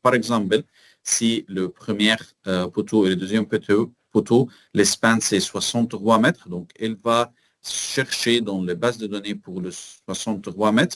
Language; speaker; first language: French; non-native, learner; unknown